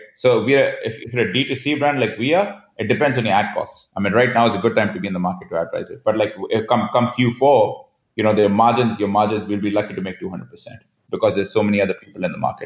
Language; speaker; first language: English; non-native, local second language; Hindi